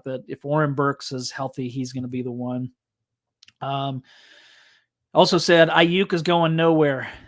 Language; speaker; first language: English; native; English